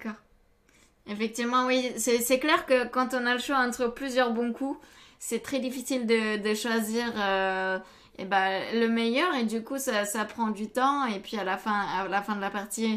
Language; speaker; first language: French; native; French